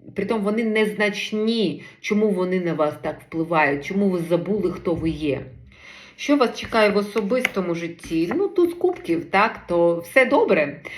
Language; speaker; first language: Ukrainian; non-native, local second language; Russian